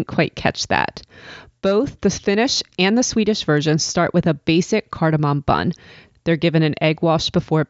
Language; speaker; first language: English; native; English